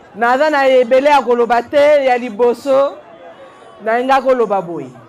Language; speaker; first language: Lingala; non-native, local second language; Kongo